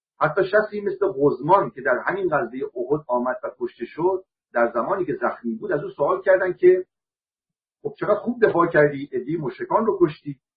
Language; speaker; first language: Persian; native; Persian